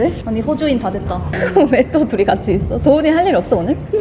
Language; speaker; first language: Korean; native; Korean